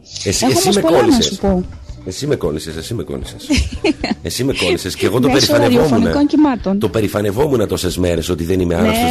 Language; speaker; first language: Greek; native; Greek